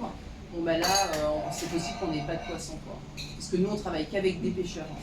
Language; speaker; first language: French; native; French